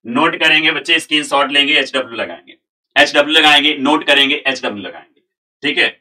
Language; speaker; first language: Hindi; native; Hindi